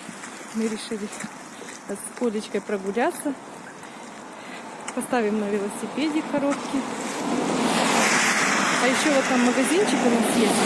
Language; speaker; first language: Russian; native; Russian